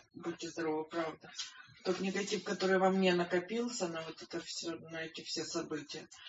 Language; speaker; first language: Russian; native; Russian